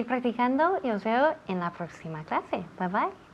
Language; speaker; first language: Spanish; non-native, fluent; English